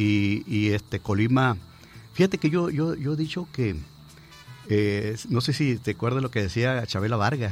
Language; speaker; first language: Spanish; native; Spanish